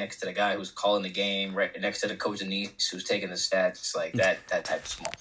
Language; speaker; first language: English; native; English